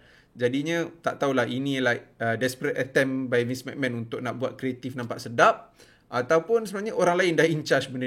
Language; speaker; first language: Malay; native; Malay